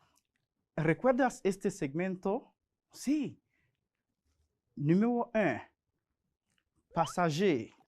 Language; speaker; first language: Spanish; non-native, fluent; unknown